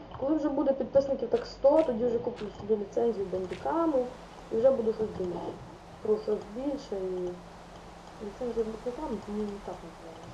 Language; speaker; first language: Ukrainian; native; Ukrainian